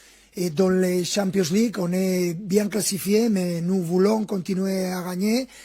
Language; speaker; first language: French; non-native, fluent; Spanish